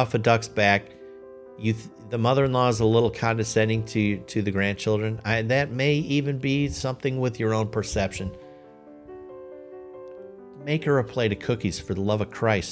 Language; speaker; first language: English; native; English